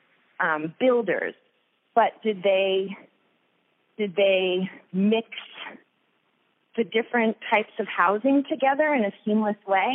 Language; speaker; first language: English; native; English